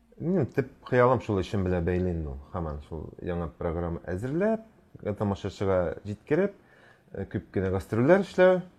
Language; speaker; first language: Tatar; native; Tatar